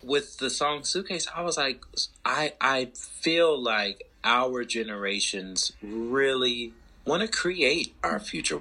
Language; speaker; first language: English; native; English